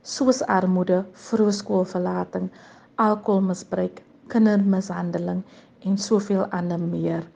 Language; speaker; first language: Afrikaans; native; Afrikaans